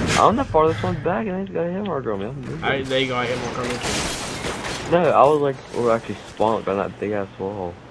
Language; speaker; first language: English; native; English